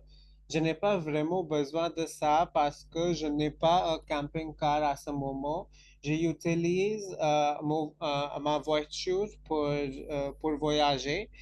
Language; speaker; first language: French; non-native, fluent; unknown